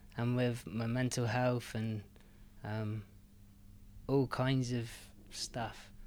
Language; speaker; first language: English; native; English